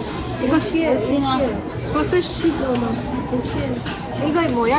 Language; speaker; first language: Korean; non-native, learner; Persian